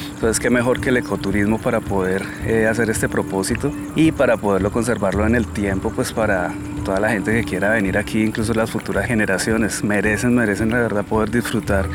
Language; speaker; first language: Spanish; native; Spanish